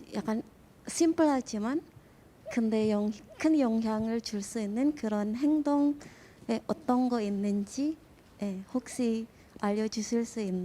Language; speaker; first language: Korean; non-native, fluent; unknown